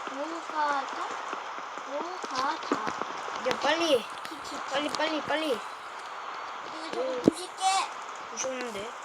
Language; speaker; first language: Korean; native; Korean